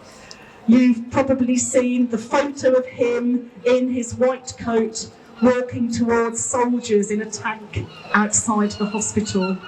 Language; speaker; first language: English; native; English